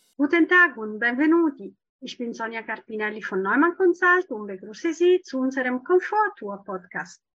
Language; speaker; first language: German; non-native, fluent; Italian